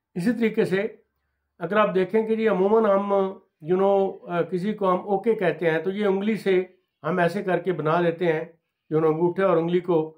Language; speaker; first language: Urdu; non-native, local second language; Punjabi